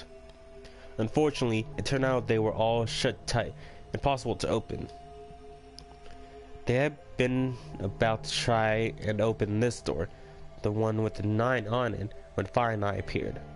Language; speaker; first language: English; native; English